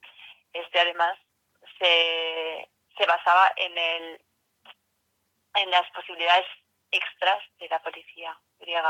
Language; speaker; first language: Spanish; native; Spanish